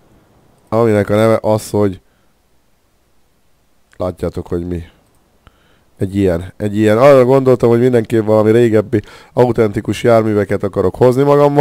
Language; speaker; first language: Hungarian; native; Hungarian